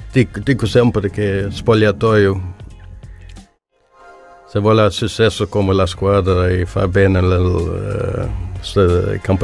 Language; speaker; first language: Italian; non-native, learner; Swedish